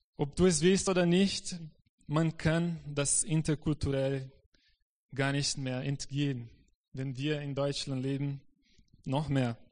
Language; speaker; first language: German; non-native, fluent; Portuguese